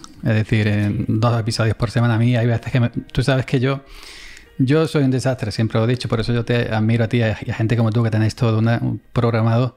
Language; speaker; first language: Spanish; native; Spanish